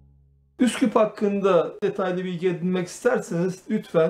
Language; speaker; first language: Turkish; native; Turkish